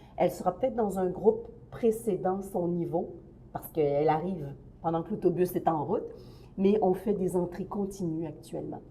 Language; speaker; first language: French; native; French